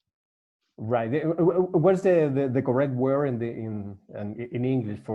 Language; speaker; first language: English; non-native, learner; Spanish